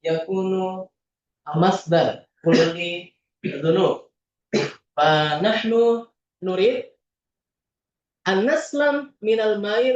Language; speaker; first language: Arabic; non-native, fluent; Indonesian